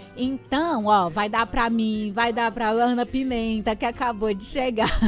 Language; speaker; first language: Portuguese; native; Portuguese